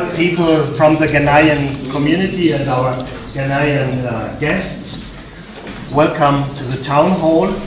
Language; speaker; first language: English; non-native, fluent; German